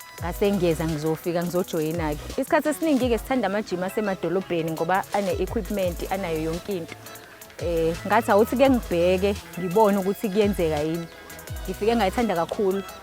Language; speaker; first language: Zulu; native; Zulu